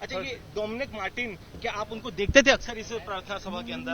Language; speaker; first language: Hindi; native; Hindi